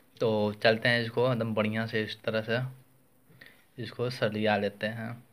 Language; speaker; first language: Hindi; native; Hindi